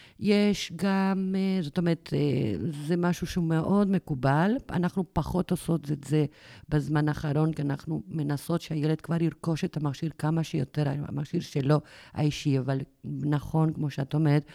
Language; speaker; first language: Hebrew; non-native, fluent; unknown